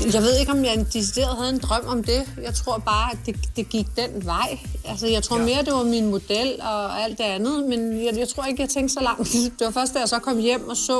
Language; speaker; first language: Danish; native; Danish